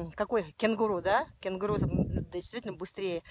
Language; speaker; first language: Russian; non-native, fluent; Mongolian